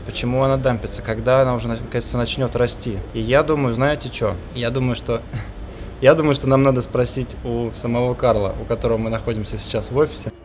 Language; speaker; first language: Russian; native; Russian